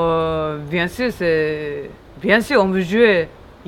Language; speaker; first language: French; non-native, learner; Japanese